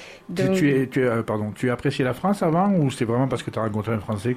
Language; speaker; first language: French; native; French